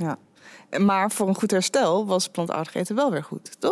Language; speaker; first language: Dutch; native; Dutch